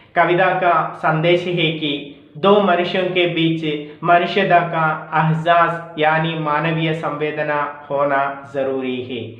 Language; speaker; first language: Hindi; non-native, local second language; Malayalam